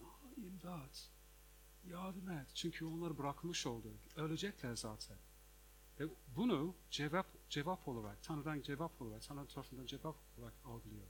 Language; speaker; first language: Turkish; non-native, fluent; English